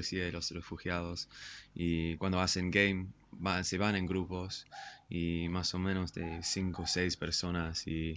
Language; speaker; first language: Spanish; non-native, fluent; English